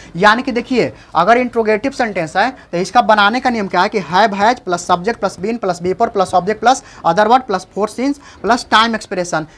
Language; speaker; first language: Hindi; native; Hindi